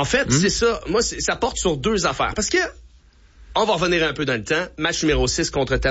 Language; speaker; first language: French; native; French